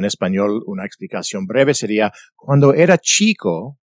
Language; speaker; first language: Spanish; non-native, fluent; English